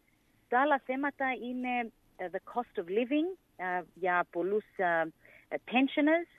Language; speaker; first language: Greek; early bilingual, heritage; English